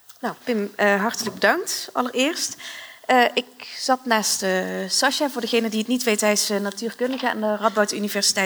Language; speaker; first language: Dutch; native; Dutch